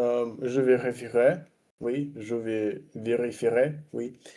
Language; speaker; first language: French; non-native, learner; Russian